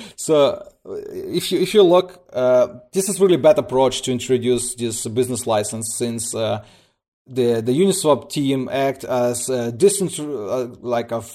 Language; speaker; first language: English; early bilingual, other home language; Russian